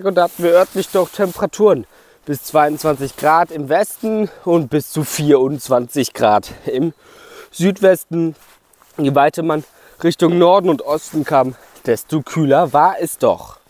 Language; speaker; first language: German; native; German